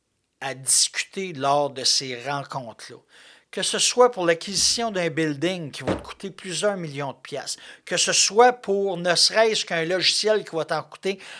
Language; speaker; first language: French; native; French